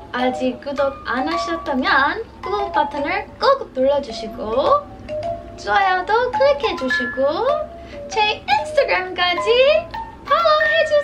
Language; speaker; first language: Korean; non-native, fluent; English